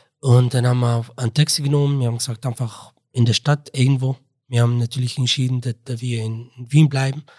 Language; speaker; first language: German; non-native, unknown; Arabic